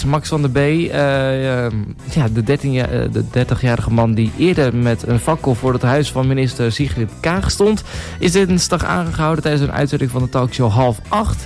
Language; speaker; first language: Dutch; native; Dutch